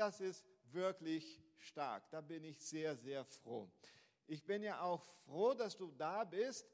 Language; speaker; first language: German; non-native, fluent; Portuguese